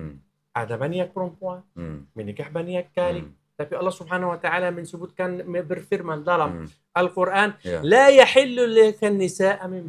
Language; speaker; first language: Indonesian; non-native, learner; Arabic